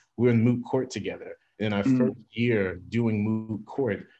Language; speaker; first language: English; native; English